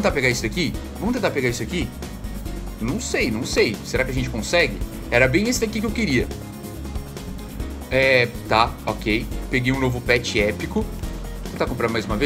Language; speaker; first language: Portuguese; native; Portuguese